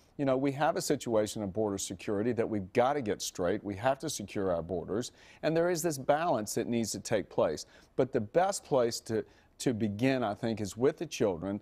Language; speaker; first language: English; native; English